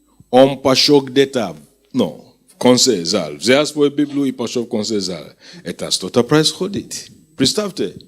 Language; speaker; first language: Russian; non-native, fluent; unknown